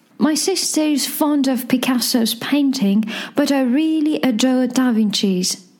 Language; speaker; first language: English; non-native, fluent; Persian